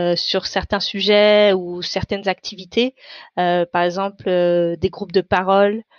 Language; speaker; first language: French; non-native, local second language; Tamil